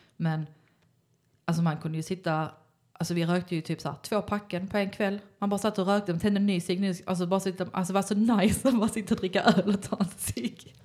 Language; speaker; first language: Swedish; native; Swedish